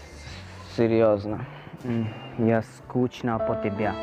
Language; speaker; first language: Russian; non-native, learner; Hindi